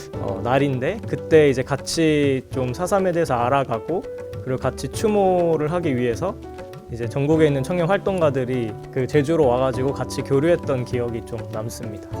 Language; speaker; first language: Korean; native; Korean